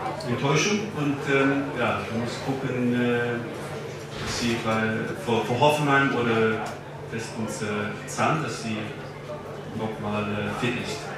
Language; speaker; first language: German; non-native, learner; English